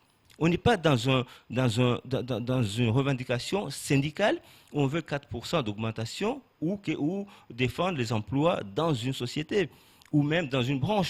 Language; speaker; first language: French; native; French